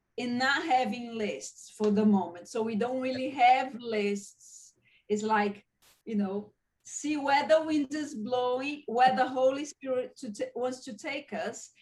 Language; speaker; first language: English; non-native, fluent; Portuguese